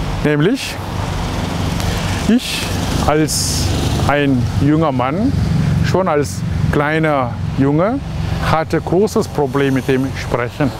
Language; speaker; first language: German; non-native, fluent; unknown